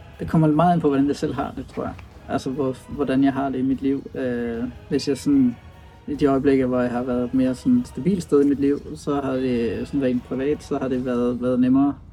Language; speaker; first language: Danish; native; Danish